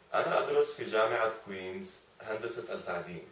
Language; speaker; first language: Arabic; early bilingual, other home language; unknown